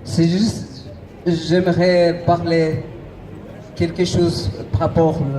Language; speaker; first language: French; non-native, learner; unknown